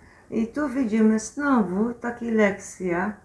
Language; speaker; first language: Polish; non-native, learner; Dutch